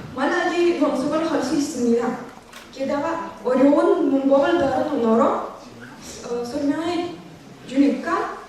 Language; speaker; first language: Korean; non-native, learner; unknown